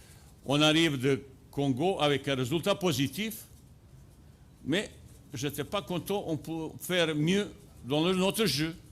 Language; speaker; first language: French; non-native, fluent; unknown